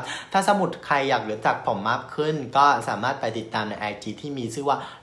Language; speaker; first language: Thai; non-native, fluent; Vietnamese